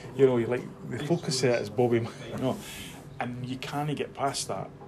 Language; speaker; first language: English; native; English